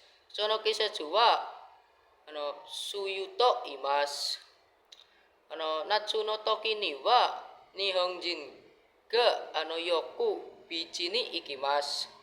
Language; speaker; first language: Japanese; non-native, learner; Indonesian